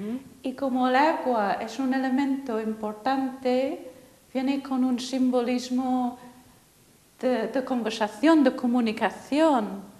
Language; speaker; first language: Spanish; non-native, fluent; English